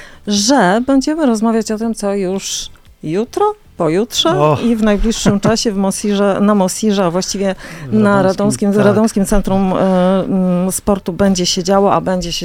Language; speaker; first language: Polish; native; Polish